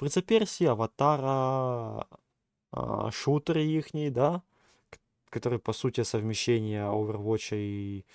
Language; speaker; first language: Russian; native; Russian